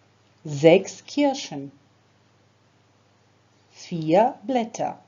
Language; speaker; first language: German; non-native, fluent; Croatian